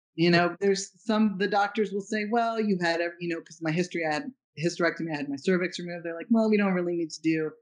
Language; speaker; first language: English; native; English